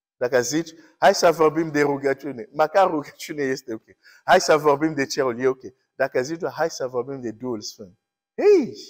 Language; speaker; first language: Romanian; non-native, fluent; English